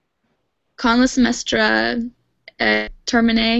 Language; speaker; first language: French; non-native, learner; English